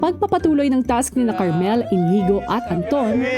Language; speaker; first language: Filipino; native; Filipino